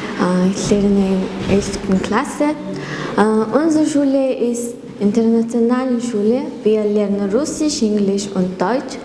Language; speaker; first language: German; non-native, learner; Mongolian